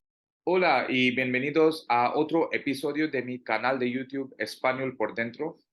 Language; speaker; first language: Spanish; non-native, fluent; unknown